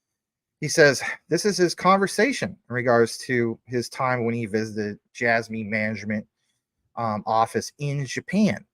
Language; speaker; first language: English; native; English